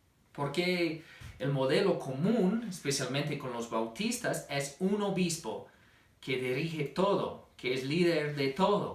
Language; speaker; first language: Spanish; non-native, fluent; English